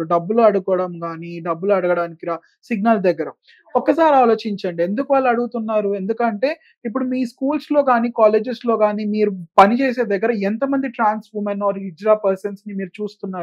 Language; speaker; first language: Telugu; native; Telugu